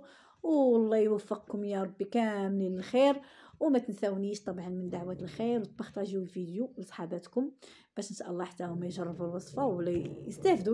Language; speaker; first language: Arabic; native; Arabic